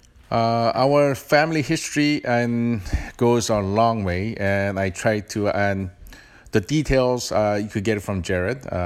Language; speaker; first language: English; early bilingual, other home language; Korean